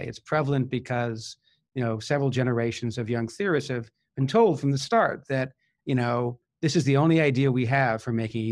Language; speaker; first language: English; native; English